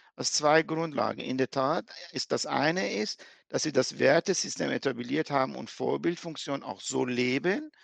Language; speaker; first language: German; non-native, fluent; Persian